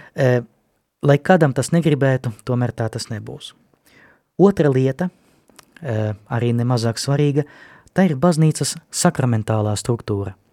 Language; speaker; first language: Latvian; non-native, local second language; Russian